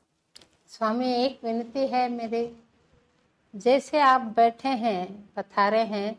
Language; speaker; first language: Hindi; non-native, local second language; Telugu